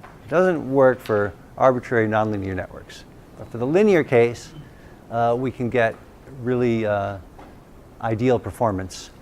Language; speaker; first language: English; native; English